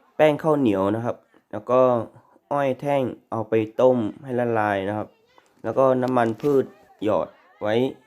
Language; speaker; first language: Thai; non-native, local second language; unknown